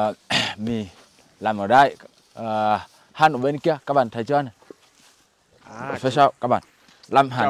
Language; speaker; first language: Vietnamese; non-native, learner; Portuguese